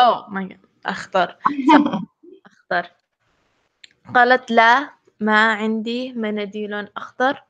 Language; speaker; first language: Arabic; non-native, learner; English